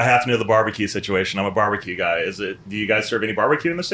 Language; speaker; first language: English; native; English